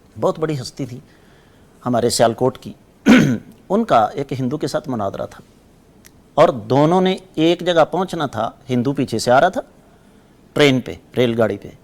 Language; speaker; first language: Urdu; non-native, local second language; Punjabi